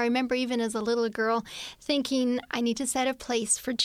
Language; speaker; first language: English; native; English